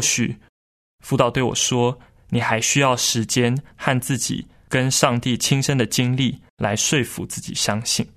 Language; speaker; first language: Chinese; native; Chinese